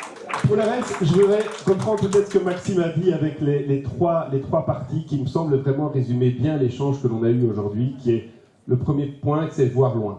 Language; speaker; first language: French; native; French